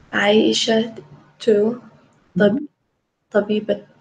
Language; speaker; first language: Arabic; non-native, learner; English